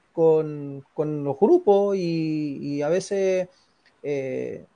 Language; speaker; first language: Spanish; native; Spanish